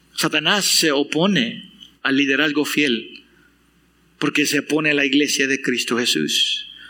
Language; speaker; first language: Spanish; non-native, fluent; English